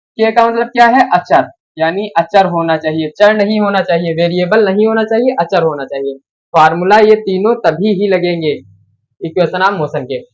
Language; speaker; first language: Hindi; native; Hindi